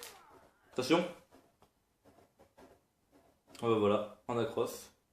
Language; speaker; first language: French; native; French